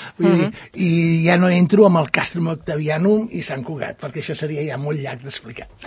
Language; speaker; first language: Catalan; non-native, local second language; Spanish